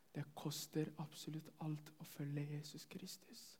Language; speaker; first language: Norwegian; non-native, fluent; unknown